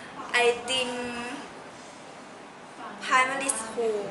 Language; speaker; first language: English; non-native, learner; Thai